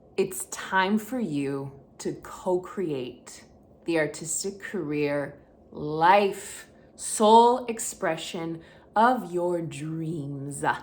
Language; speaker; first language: English; native; English